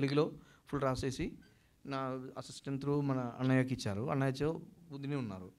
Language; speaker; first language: Telugu; non-native, learner; Malayalam